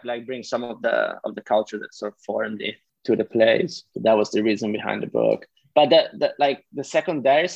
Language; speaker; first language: English; non-native, fluent; Italian